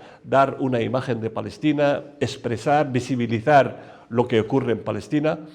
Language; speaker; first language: Spanish; non-native, fluent; Arabic